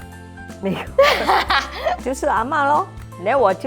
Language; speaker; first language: Chinese; native; Chinese